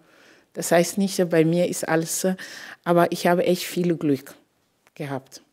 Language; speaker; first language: German; non-native, fluent; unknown